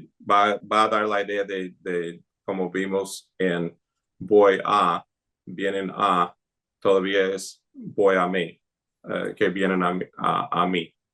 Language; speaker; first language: Spanish; non-native, fluent; English